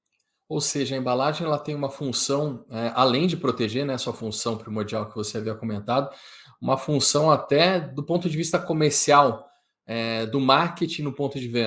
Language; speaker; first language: Portuguese; native; Portuguese